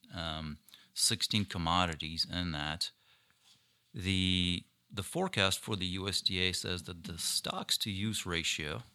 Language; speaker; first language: English; non-native, fluent; Ukrainian